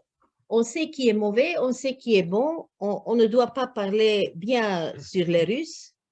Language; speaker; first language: French; non-native, learner; Croatian